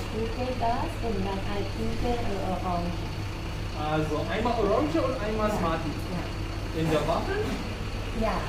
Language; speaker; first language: German; non-native, learner; Thai